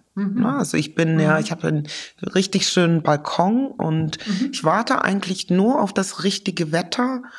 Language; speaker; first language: German; native; German